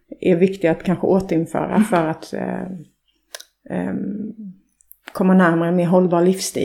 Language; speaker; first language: Swedish; native; Swedish